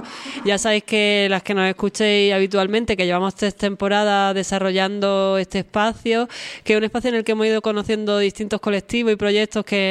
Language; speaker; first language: Spanish; native; Spanish